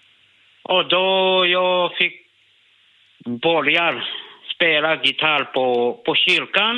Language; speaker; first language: Swedish; non-native, learner; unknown